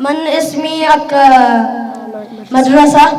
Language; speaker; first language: Arabic; non-native, learner; Oromo